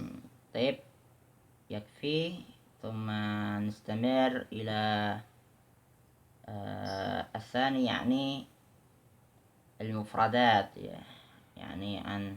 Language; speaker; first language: Arabic; non-native, learner; Indonesian